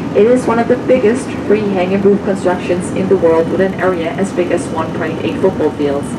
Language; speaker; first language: English; non-native, fluent; Danish